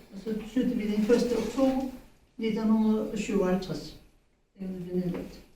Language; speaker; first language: Danish; native; Danish